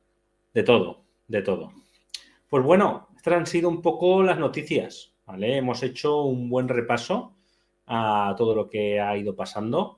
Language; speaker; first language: Spanish; native; Spanish